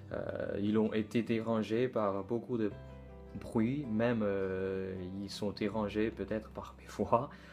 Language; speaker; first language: French; non-native, learner; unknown